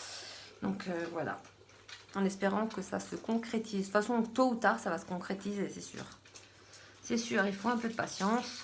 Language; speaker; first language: French; native; French